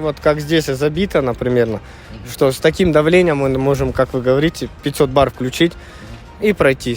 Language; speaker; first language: Russian; native; Russian